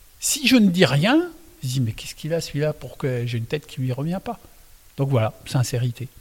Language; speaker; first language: French; non-native, local second language; Swiss German